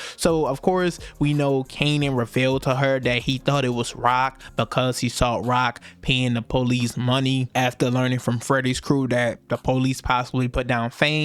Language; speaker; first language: English; native; English